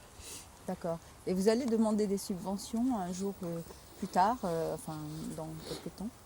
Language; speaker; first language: French; native; French